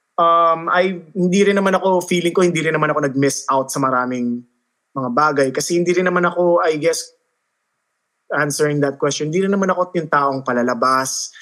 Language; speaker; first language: Filipino; early bilingual, heritage; Filipino